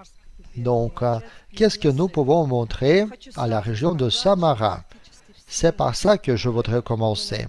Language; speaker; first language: French; non-native, fluent; Russian